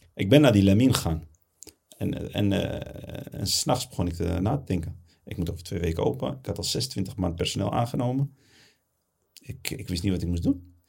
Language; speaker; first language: Dutch; early bilingual, other home language; Arabic